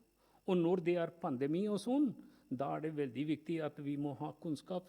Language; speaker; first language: Norwegian; non-native, fluent; Punjabi